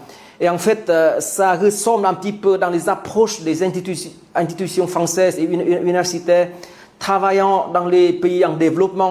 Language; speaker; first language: French; non-native, fluent; Vietnamese